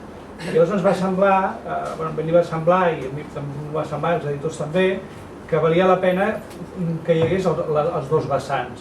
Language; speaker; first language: Catalan; native; Catalan